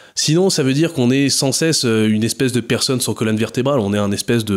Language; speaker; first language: French; native; French